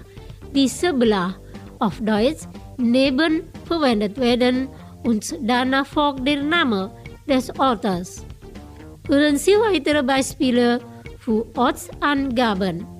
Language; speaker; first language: German; non-native, fluent; Indonesian